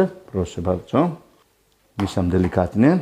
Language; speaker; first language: Polish; non-native, learner; Greek